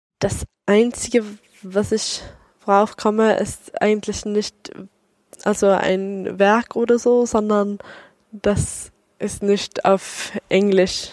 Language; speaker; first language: German; non-native, fluent; Swedish